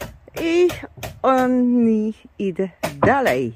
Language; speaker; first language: Polish; non-native, learner; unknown